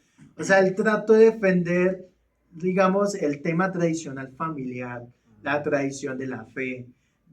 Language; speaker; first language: Spanish; native; Spanish